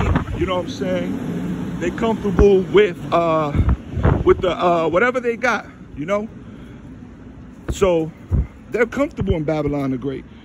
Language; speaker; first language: English; native; English